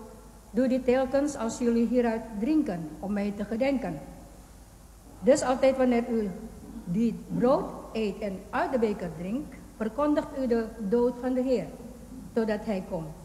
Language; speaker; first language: Dutch; non-native, fluent; Indonesian